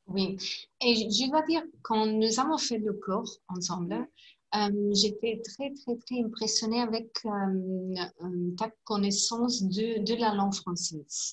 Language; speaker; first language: French; non-native, learner; English